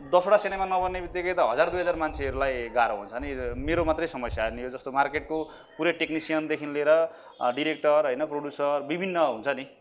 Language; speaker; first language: Nepali; native; Nepali